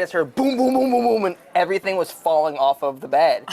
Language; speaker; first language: English; native; English